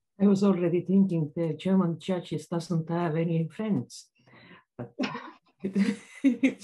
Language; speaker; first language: English; non-native, learner; Estonian